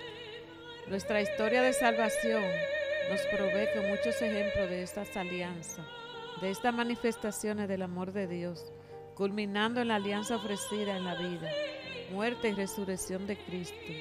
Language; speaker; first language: Spanish; native; Spanish